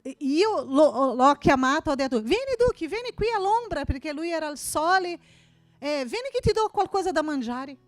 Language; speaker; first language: Italian; non-native, fluent; Portuguese